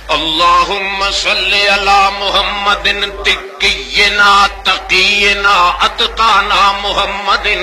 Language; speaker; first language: Arabic; non-native, fluent; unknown